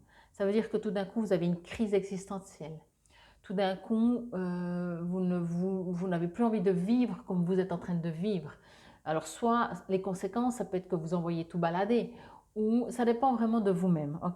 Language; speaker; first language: French; native; French